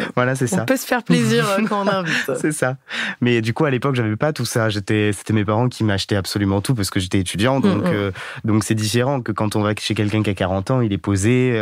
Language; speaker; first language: French; native; French